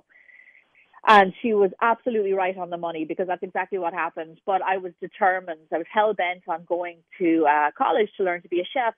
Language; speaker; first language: English; native; English